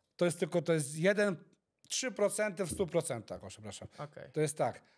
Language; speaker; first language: Polish; early bilingual, heritage; Polish